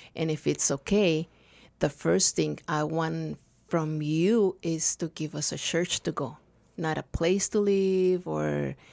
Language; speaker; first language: English; non-native, fluent; Spanish